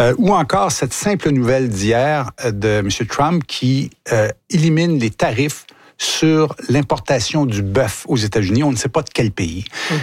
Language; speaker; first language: French; native; French